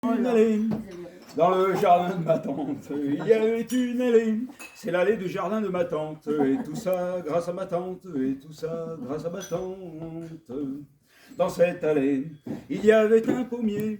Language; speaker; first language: French; native; French